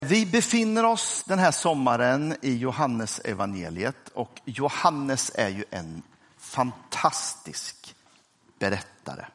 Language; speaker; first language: Swedish; native; Swedish